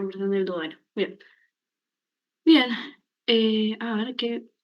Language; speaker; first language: Spanish; native; Spanish